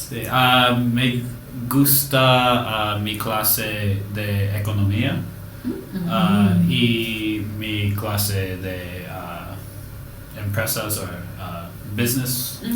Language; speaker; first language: Spanish; non-native, learner; English